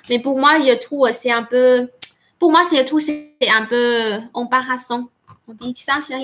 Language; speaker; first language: French; non-native, fluent; Chinese